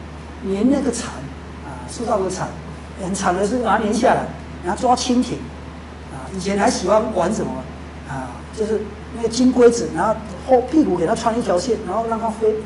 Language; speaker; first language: Chinese; native; Chinese